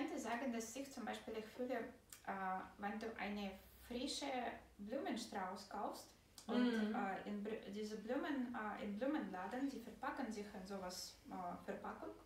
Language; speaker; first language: German; non-native, fluent; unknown